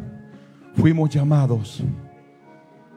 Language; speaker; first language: Spanish; native; Spanish